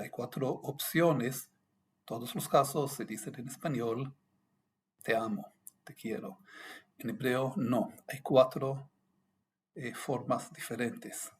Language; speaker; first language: Spanish; non-native, fluent; Hebrew